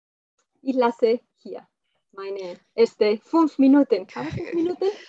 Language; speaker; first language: German; non-native, fluent; Spanish